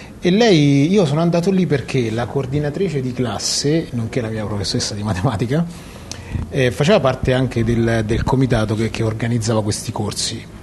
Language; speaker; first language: Italian; native; Italian